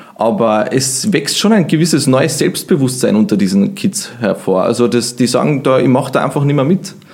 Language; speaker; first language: German; early bilingual, other home language; Bosnian